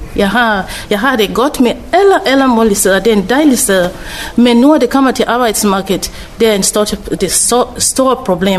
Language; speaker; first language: Danish; non-native, fluent; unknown